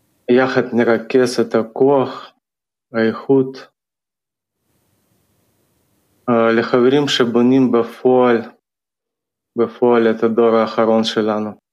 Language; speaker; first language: Hebrew; non-native, fluent; Russian